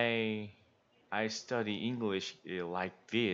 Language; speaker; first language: English; non-native, learner; Korean